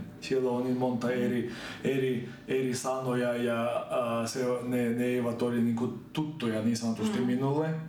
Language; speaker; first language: Finnish; non-native, fluent; Ukrainian